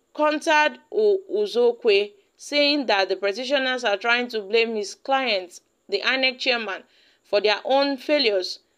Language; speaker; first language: Nigerian Pidgin; native; Nigerian Pidgin